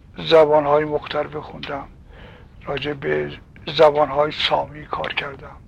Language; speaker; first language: Persian; native; Persian